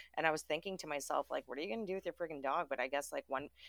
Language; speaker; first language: English; early bilingual, other home language; German